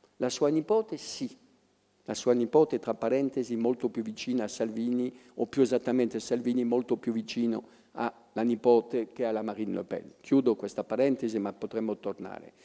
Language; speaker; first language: Italian; non-native, fluent; French